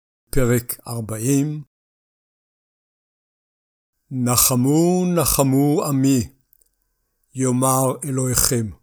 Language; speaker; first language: Hebrew; native; Hebrew